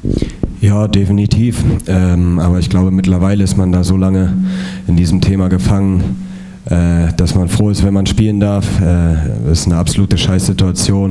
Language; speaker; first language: German; native; German